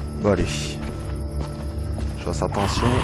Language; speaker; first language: French; native; French